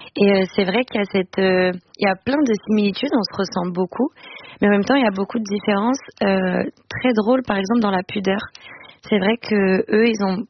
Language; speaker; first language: French; non-native, fluent; Spanish